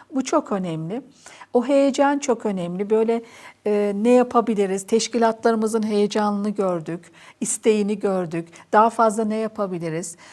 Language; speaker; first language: Turkish; native; Turkish